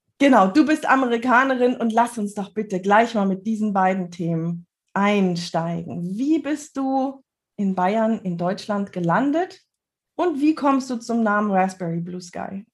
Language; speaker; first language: German; native; German